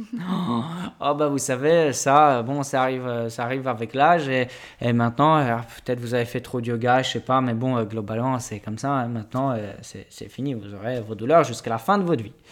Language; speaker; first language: French; non-native, fluent; Polish